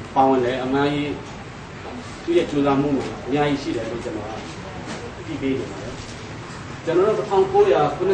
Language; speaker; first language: Burmese; non-native, local second language; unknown